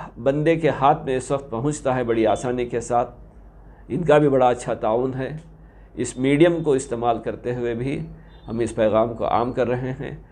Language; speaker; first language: Hindi; non-native, local second language; Urdu